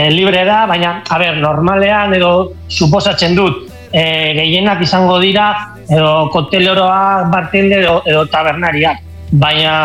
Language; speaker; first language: Basque; non-native, local second language; Spanish